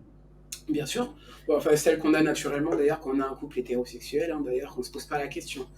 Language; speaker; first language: French; native; French